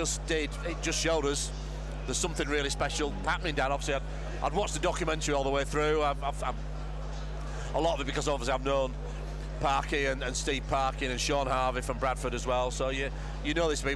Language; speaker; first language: English; native; English